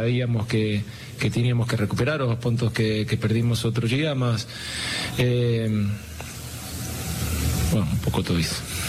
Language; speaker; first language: Portuguese; non-native, learner; Spanish